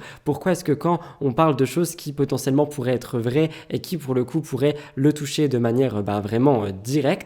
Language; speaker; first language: French; native; French